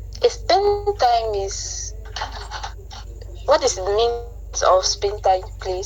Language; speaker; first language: English; non-native, learner; French